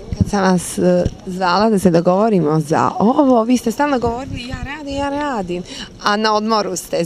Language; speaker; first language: Croatian; native; Croatian